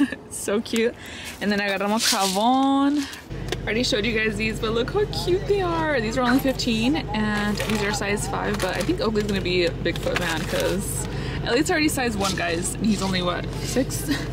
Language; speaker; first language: English; early bilingual, other home language; Spanish